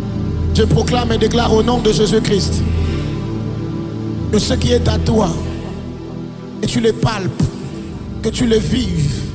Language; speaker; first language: French; non-native, local second language; Lingala